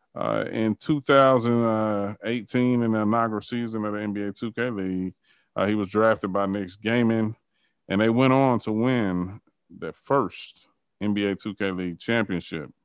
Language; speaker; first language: English; native; English